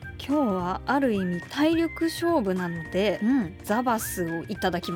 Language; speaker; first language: Japanese; native; Japanese